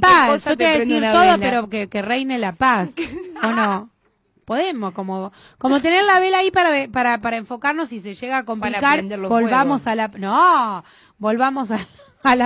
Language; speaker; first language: Spanish; native; Spanish